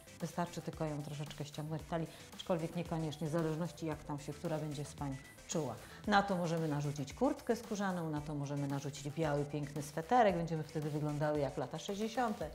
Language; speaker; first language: Polish; native; Polish